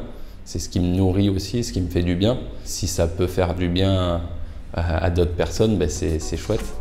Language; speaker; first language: French; native; French